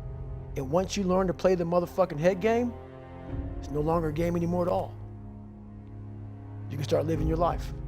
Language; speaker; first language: English; native; English